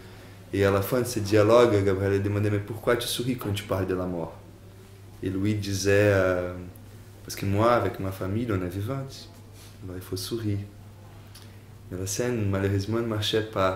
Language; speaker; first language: French; non-native, fluent; Portuguese